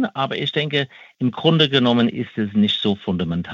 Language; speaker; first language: German; non-native, fluent; English